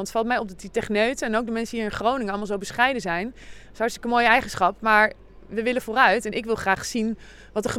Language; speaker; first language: Dutch; native; Dutch